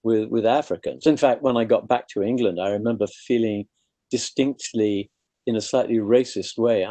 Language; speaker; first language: English; native; English